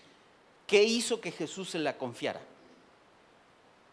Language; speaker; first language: Spanish; native; Spanish